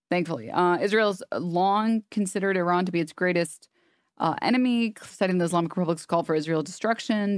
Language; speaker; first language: English; native; English